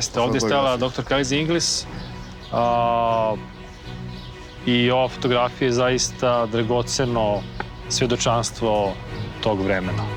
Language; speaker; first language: Bosnian; native; Bosnian